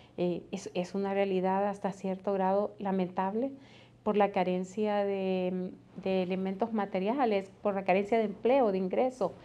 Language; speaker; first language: Spanish; native; Spanish